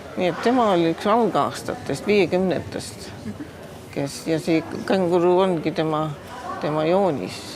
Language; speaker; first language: Estonian; early bilingual, heritage; Estonian